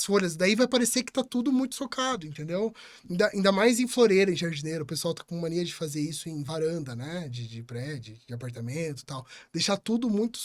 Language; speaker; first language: Portuguese; native; Portuguese